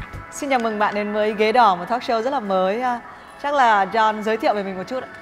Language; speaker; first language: Vietnamese; native; Vietnamese